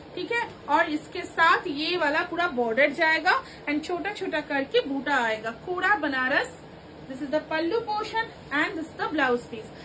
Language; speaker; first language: Hindi; non-native, local second language; Bangla